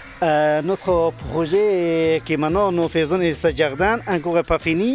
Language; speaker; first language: French; non-native, learner; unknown